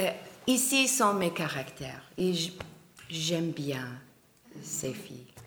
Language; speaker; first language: French; non-native, learner; English